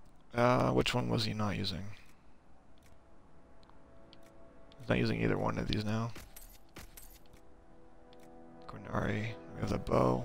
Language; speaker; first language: English; native; English